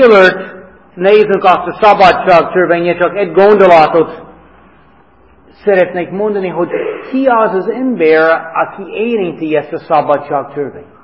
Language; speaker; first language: Hungarian; non-native, fluent; English